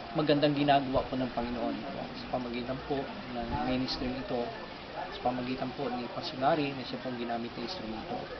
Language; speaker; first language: Filipino; native; Filipino